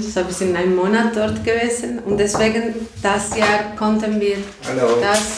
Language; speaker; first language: German; non-native, learner; Spanish